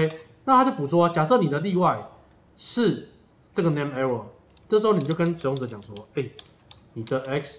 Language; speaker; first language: Chinese; native; Chinese